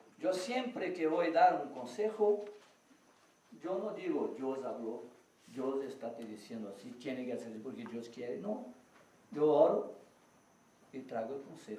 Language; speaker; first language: Spanish; non-native, learner; Portuguese